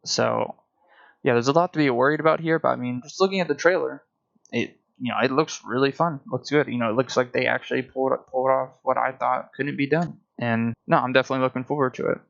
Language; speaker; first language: English; native; English